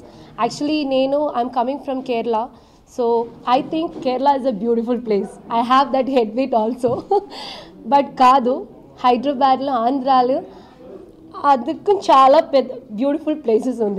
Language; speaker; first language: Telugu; non-native, learner; Malayalam